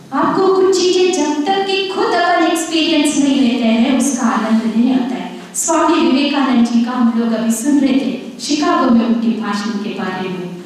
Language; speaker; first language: Hindi; native; Hindi